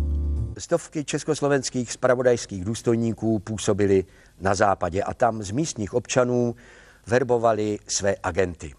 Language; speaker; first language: Czech; native; Czech